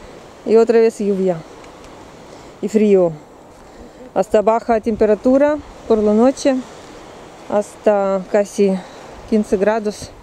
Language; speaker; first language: Spanish; non-native, learner; Russian